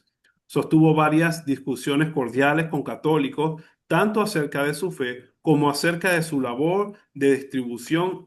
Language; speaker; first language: Spanish; native; Spanish